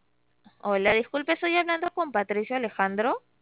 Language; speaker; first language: Spanish; native; Spanish